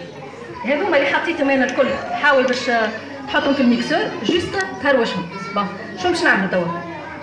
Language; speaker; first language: Arabic; native; Arabic